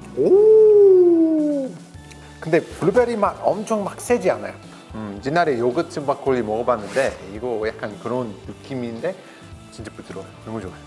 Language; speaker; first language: Korean; non-native, fluent; English